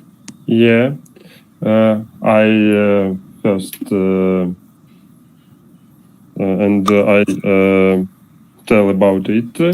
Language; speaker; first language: English; non-native, learner; Russian